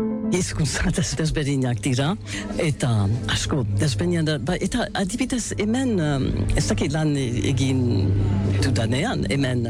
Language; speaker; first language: Basque; non-native, learner; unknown